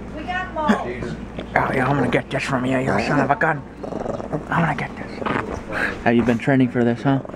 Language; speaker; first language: English; native; English